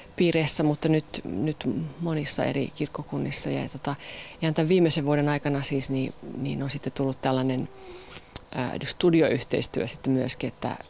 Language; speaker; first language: Finnish; native; Finnish